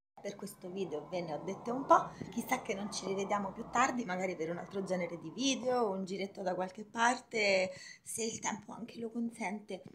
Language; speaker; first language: Italian; native; Italian